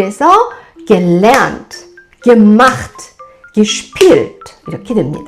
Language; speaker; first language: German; non-native, fluent; Korean